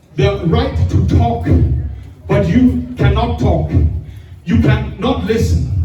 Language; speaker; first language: English; non-native, fluent; Danish